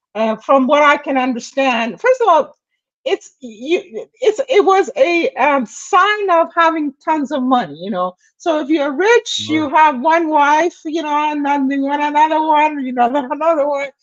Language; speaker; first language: English; non-native, fluent; Persian